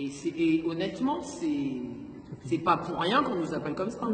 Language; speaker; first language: French; native; French